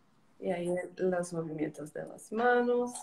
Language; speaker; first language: Spanish; non-native, learner; Portuguese